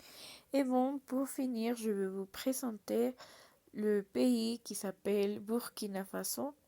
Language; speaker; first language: French; non-native, learner; Portuguese